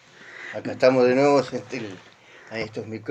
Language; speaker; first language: Spanish; native; Spanish